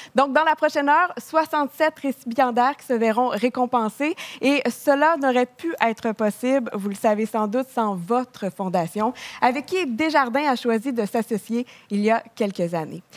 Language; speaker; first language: French; native; French